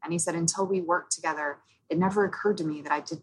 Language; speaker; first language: English; native; English